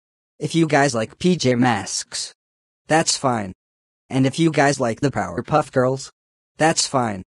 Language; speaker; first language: English; native; English